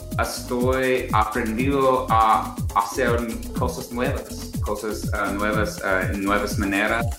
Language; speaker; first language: Spanish; non-native, learner; English